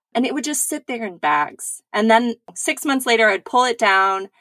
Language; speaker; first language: English; native; English